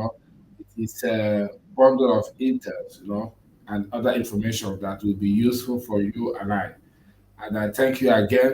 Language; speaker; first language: English; non-native, local second language; Igbo